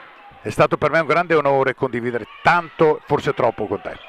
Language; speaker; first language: Italian; native; Italian